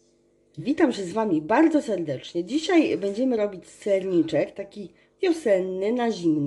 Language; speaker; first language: Polish; native; Polish